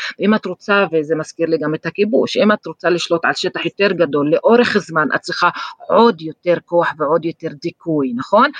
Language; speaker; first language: Hebrew; non-native, local second language; Arabic